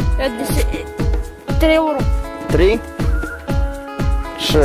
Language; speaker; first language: English; non-native, learner; Polish